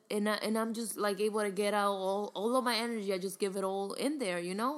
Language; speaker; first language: English; early bilingual, other home language; Spanish